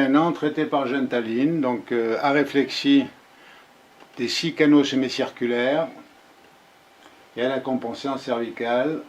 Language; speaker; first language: French; native; French